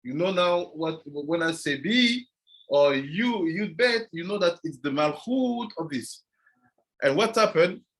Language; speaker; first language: English; non-native, fluent; French